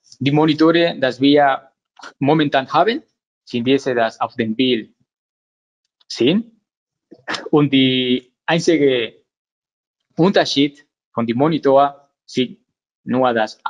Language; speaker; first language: German; non-native, learner; Spanish